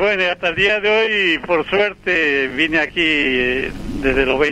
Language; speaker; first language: Spanish; non-native, local second language; Quechua